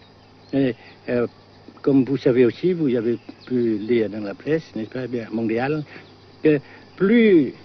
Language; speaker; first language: French; non-native, local second language; Vietnamese